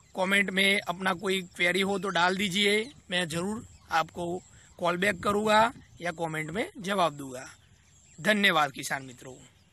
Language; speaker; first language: Hindi; non-native, local second language; Gujarati